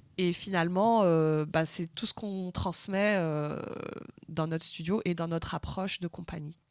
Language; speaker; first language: French; early bilingual, other home language; Arabic